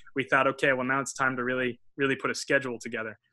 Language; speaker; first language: English; native; English